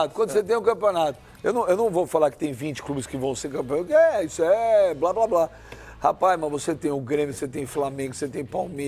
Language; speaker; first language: Portuguese; native; Portuguese